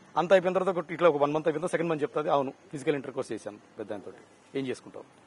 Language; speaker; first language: Telugu; native; Telugu